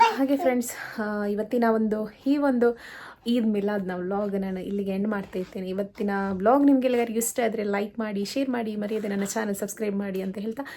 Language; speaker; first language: Kannada; non-native, local second language; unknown